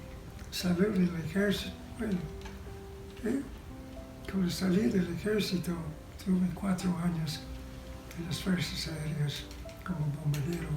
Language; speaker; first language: Spanish; non-native, fluent; English